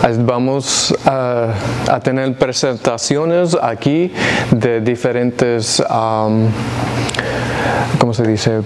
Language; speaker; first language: Spanish; early bilingual, heritage; English